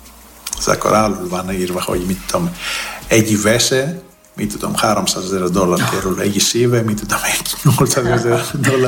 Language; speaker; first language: Hungarian; non-native, learner; Greek